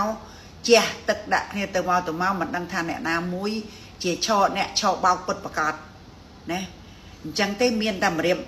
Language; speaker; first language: Khmer; native; Khmer